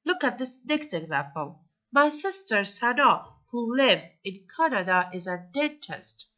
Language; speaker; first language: English; non-native, fluent; Persian